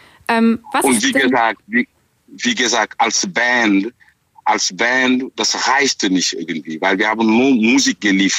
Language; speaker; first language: German; non-native, fluent; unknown